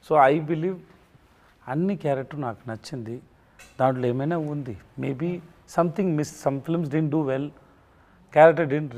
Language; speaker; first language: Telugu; non-native, learner; Tamil